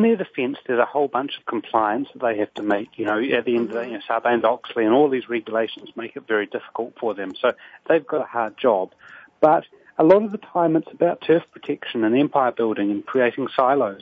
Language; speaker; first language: English; native; English